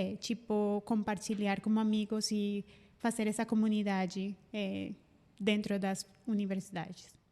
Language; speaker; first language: Portuguese; non-native, fluent; Spanish